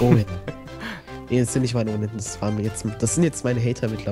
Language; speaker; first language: German; native; German